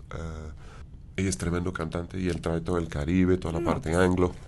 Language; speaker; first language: Spanish; non-native, fluent; English